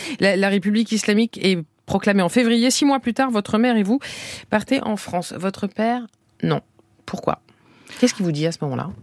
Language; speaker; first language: French; native; French